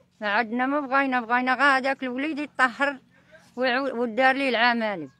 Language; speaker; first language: Arabic; native; Arabic